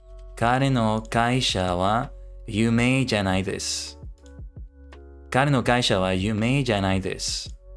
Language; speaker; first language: Japanese; non-native, learner; English